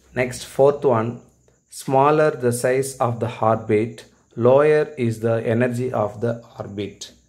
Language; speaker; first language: English; non-native, local second language; Tamil